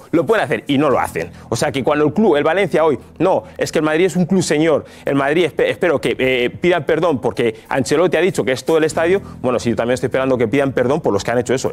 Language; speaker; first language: Spanish; native; Spanish